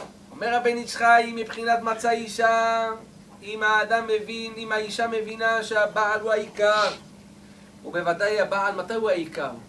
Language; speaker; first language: Hebrew; native; Hebrew